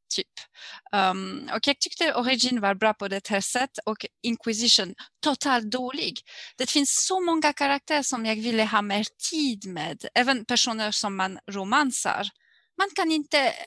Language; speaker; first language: Swedish; non-native, fluent; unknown